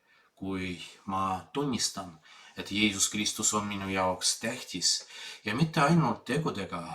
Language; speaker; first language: Estonian; non-native, fluent; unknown